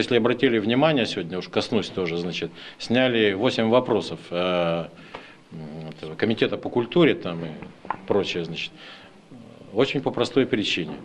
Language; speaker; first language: Russian; native; Russian